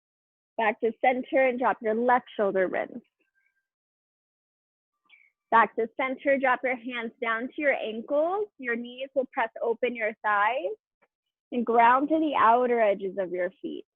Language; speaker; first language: English; native; English